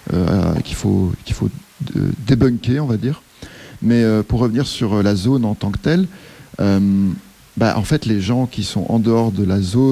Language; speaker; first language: French; native; French